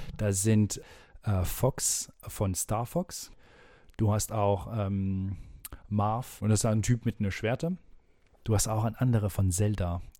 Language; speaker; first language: German; non-native, fluent; French